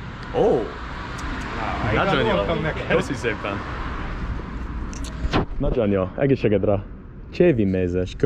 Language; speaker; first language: Hungarian; non-native, learner; English